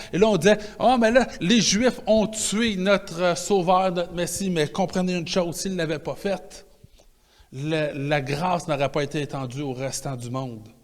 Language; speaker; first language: French; native; French